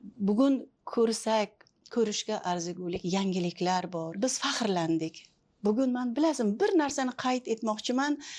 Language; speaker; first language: Uzbek; early bilingual, heritage; Uzbek